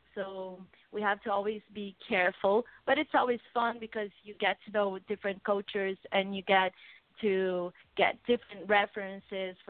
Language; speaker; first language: English; non-native, fluent; Portuguese